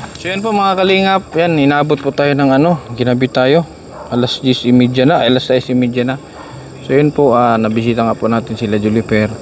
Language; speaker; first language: Filipino; native; Filipino